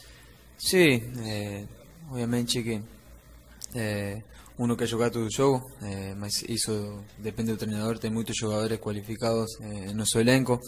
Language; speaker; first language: Portuguese; non-native, fluent; Spanish